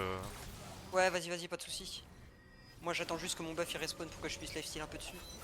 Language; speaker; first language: French; native; French